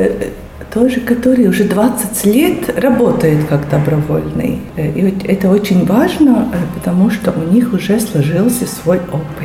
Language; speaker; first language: Russian; non-native, local second language; Latvian